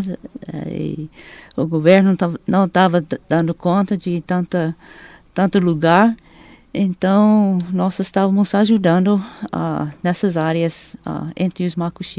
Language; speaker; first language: Portuguese; non-native, fluent; English